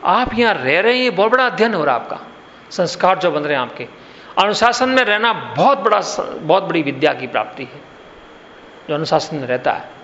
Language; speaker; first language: Hindi; non-native, local second language; Gujarati